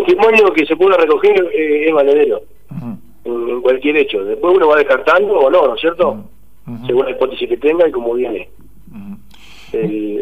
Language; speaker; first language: Spanish; native; Spanish